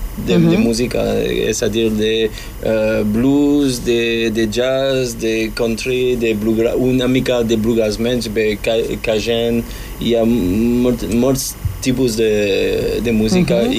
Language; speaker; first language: Catalan; non-native, fluent; English